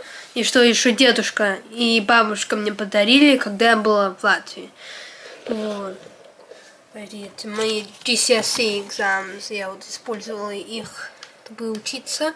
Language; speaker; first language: Russian; early bilingual, heritage; Russian